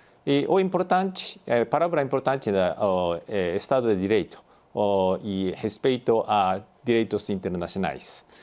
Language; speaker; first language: Portuguese; non-native, fluent; Japanese